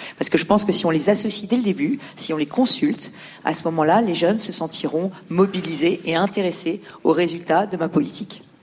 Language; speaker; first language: French; native; French